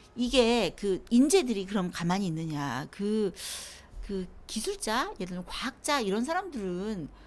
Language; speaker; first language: Korean; native; Korean